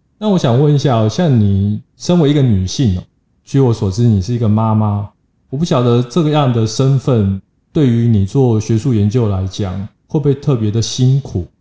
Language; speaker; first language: Chinese; native; Chinese